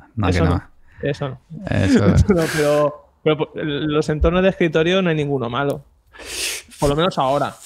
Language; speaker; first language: Spanish; native; Spanish